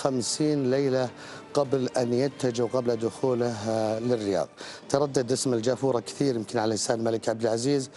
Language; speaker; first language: Arabic; native; Arabic